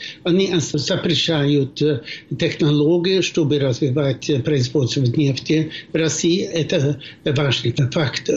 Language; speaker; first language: Russian; non-native, fluent; Swedish